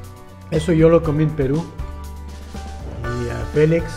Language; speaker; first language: Spanish; non-native, fluent; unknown